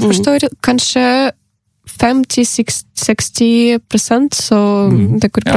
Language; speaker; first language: Norwegian; non-native, learner; Ukrainian